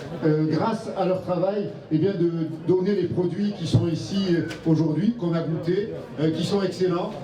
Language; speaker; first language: French; native; French